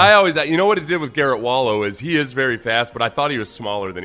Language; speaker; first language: English; native; English